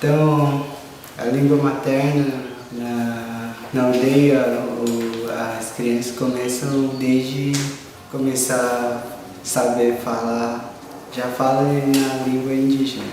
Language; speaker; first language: Portuguese; non-native, local second language; Guarani